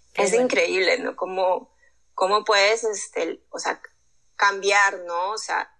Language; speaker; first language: Spanish; native; Spanish